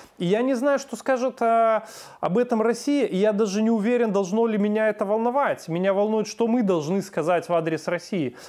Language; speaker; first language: Russian; native; Russian